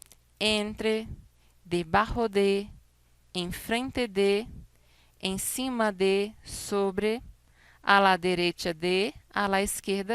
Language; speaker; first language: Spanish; non-native, fluent; Portuguese